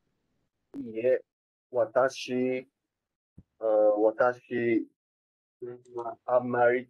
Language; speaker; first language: Japanese; non-native, learner; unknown